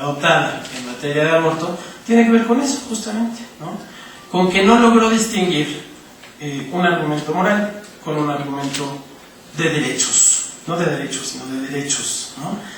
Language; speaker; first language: Spanish; native; Spanish